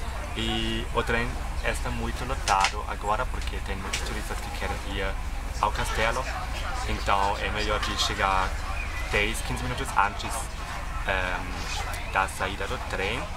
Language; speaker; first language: Portuguese; non-native, fluent; German